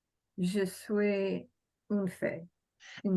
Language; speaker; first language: French; non-native, learner; English